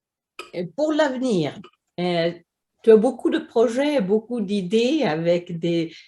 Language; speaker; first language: French; non-native, fluent; Swedish